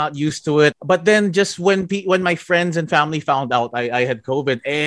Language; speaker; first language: English; non-native, local second language; Filipino